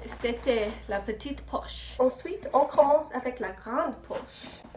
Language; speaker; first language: French; non-native, learner; English